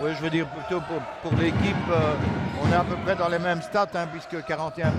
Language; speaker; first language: French; native; French